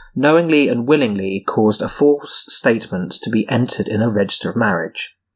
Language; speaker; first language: English; native; English